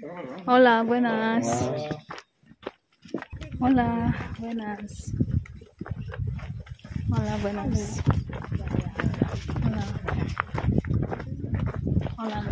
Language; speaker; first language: Spanish; non-native, learner; Filipino